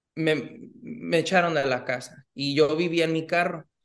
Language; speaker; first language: Spanish; early bilingual, heritage; Spanish